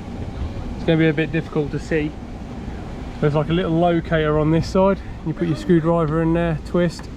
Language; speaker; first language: English; native; English